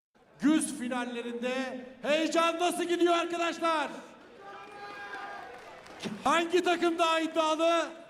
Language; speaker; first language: Turkish; native; Turkish